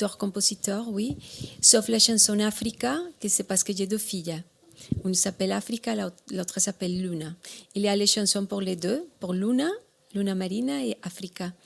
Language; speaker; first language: French; non-native, learner; Spanish